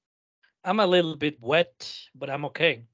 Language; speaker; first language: English; non-native, fluent; Spanish